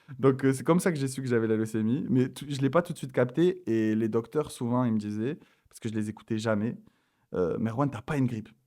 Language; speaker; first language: French; native; French